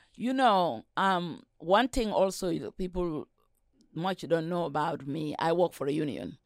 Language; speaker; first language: English; non-native, local second language; Wolof